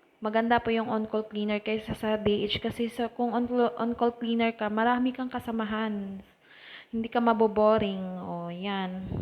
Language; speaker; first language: Filipino; non-native, local second language; Cebuano